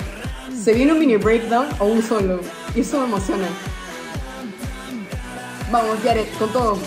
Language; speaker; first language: Spanish; native; Spanish